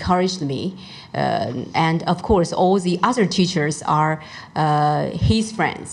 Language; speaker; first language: English; non-native, fluent; Chinese